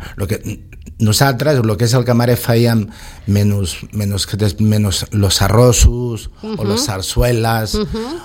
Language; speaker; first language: Catalan; non-native, local second language; Spanish